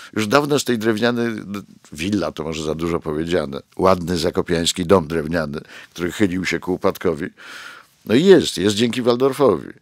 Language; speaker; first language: Polish; native; Polish